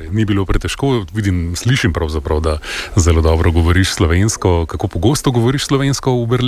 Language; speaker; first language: Slovenian; native; Slovenian